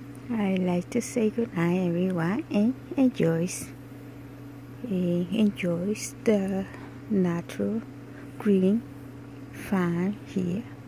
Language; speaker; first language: English; non-native, learner; Spanish